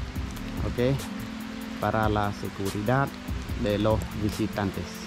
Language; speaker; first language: Spanish; non-native, learner; Khmer